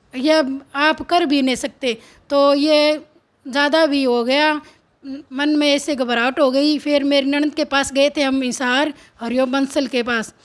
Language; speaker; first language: Hindi; native; Hindi